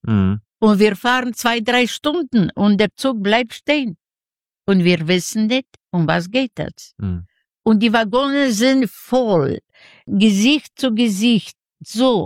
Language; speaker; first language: German; non-native, learner; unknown